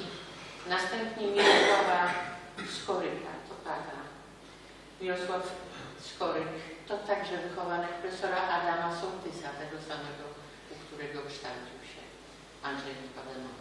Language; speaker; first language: Polish; native; Polish